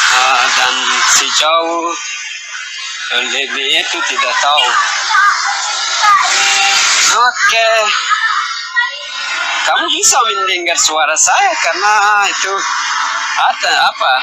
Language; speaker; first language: Indonesian; non-native, learner; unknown